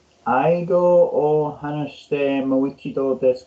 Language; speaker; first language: Japanese; non-native, learner; English